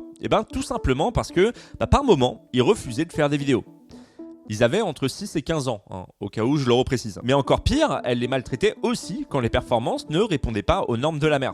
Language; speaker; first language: French; native; French